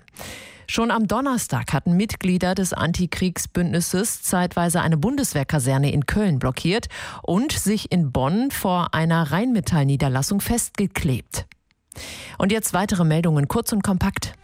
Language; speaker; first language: German; native; German